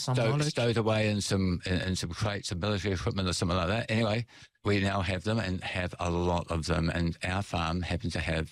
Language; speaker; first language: English; native; English